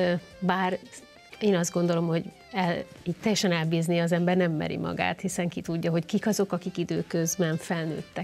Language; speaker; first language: Hungarian; native; Hungarian